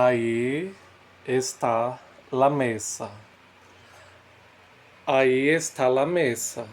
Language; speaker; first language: Spanish; non-native, fluent; Portuguese